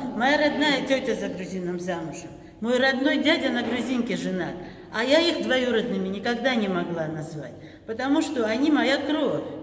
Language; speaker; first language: Russian; non-native, local second language; Abkhazian